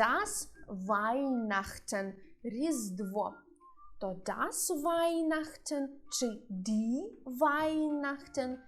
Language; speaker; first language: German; non-native, fluent; Ukrainian